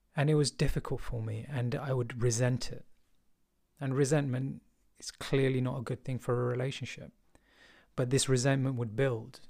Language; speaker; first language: English; early bilingual, other home language; Hindi